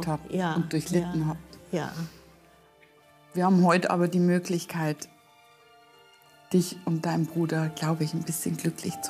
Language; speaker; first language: German; native; German